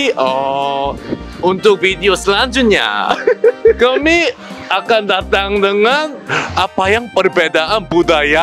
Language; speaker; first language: Indonesian; non-native, fluent; Korean